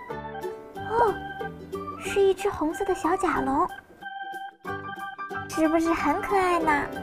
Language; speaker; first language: Chinese; native; Chinese